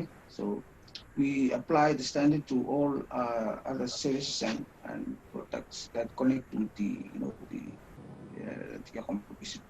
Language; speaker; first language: English; non-native, fluent; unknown